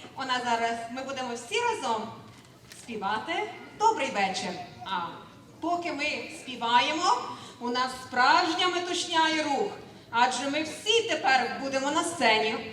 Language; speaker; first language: Ukrainian; native; Ukrainian